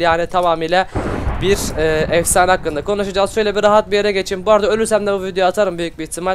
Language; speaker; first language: Turkish; native; Turkish